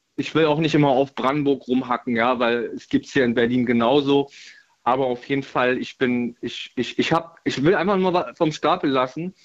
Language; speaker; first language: German; native; German